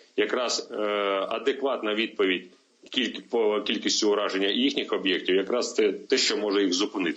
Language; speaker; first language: Ukrainian; native; Ukrainian